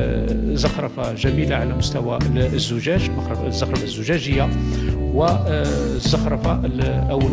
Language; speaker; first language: Arabic; native; Arabic